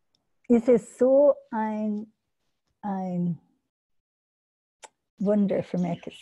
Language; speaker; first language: German; non-native, learner; English